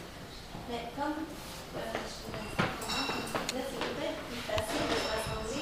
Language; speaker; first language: French; native; French